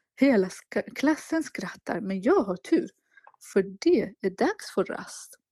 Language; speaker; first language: Swedish; non-native, fluent; Baluchi